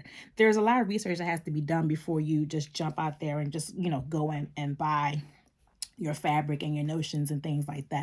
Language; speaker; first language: English; native; English